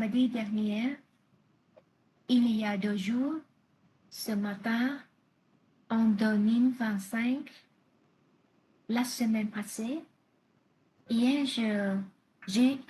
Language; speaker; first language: French; non-native, learner; Vietnamese